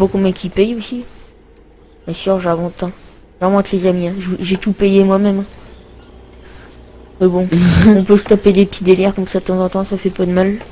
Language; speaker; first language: French; native; French